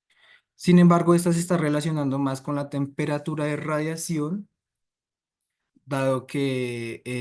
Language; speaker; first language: Spanish; native; Spanish